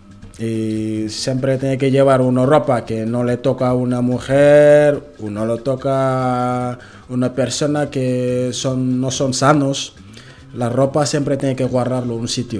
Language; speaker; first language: Spanish; non-native, learner; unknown